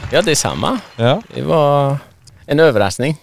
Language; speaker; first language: Swedish; early bilingual, other home language; Persian